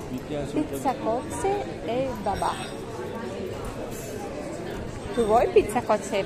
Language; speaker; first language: Italian; non-native, learner; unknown